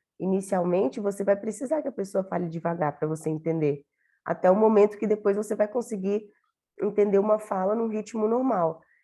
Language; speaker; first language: Portuguese; native; Portuguese